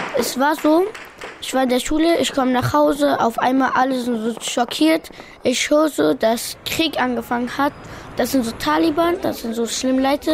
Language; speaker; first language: German; early bilingual, other home language; Pashto